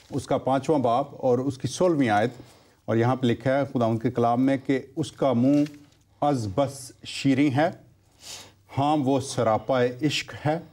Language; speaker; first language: Urdu; non-native, local second language; Punjabi